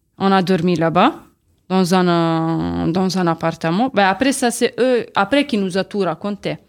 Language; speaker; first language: French; non-native, learner; Serbian